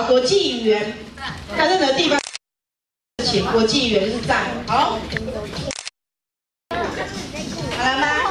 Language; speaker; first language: Chinese; native; Chinese